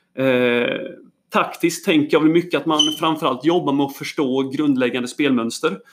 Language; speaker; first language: Swedish; native; Swedish